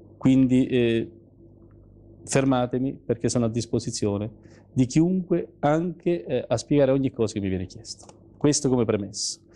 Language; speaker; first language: Italian; native; Italian